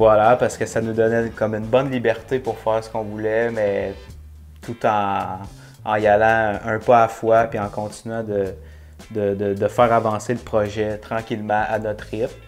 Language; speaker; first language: French; native; French